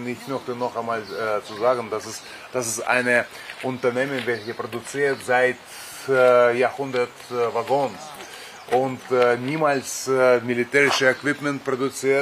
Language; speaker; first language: German; non-native, fluent; Russian